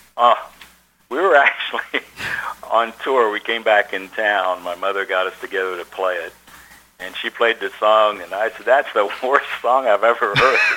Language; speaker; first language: English; native; English